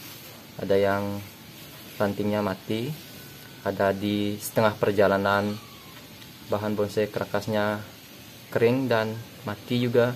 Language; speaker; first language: Indonesian; native; Indonesian